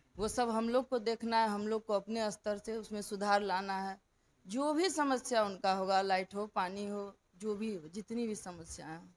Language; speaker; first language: Hindi; native; Hindi